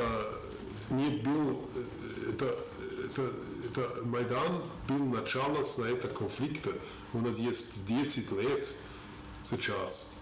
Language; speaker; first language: Russian; non-native, learner; German